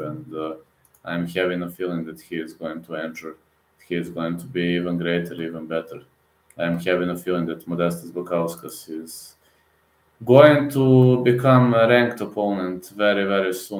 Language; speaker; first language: English; non-native, fluent; Serbian